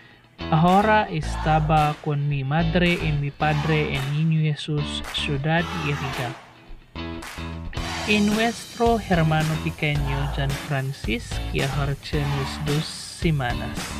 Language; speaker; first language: Spanish; non-native, learner; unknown